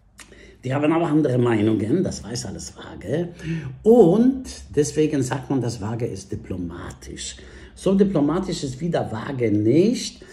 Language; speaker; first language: German; non-native, fluent; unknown